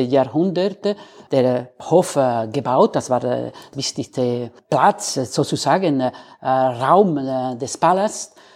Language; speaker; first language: German; non-native, fluent; Spanish